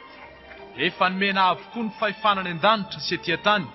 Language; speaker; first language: Malagasy; native; Malagasy